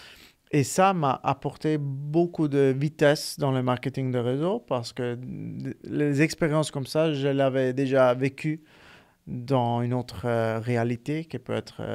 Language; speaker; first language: French; non-native, fluent; Italian